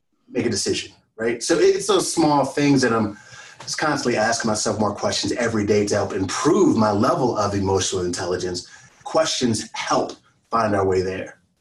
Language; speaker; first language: English; native; English